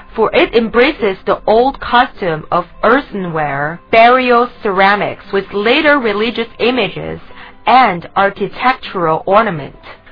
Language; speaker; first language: English; non-native, fluent; Chinese